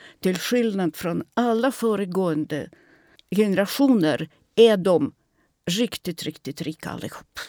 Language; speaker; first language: Swedish; non-native, fluent; Russian